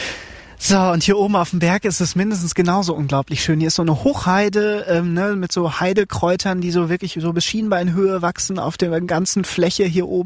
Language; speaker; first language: German; native; German